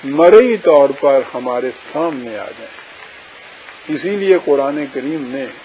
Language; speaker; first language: Urdu; native; Urdu